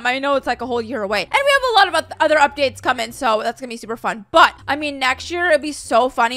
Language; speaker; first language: English; native; English